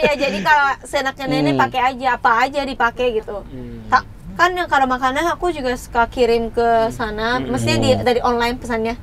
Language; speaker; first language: Indonesian; non-native, fluent; Japanese